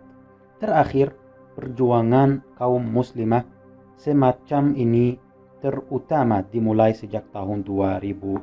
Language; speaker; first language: Indonesian; non-native, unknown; Arabic